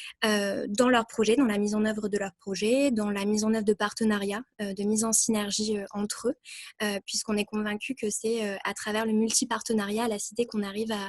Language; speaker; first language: French; native; French